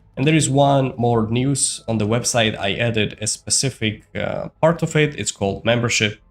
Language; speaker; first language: English; non-native, fluent; Georgian